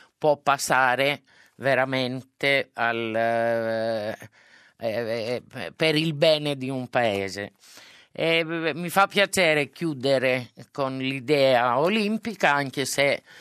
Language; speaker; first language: Italian; non-native, fluent; Greek